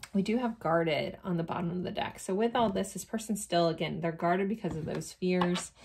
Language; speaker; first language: English; native; English